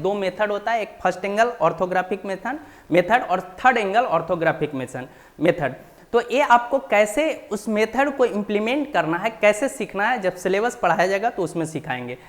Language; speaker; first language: Hindi; native; Hindi